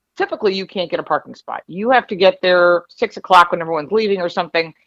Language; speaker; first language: English; native; English